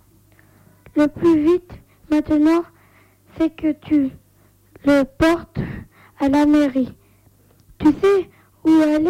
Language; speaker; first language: French; native; French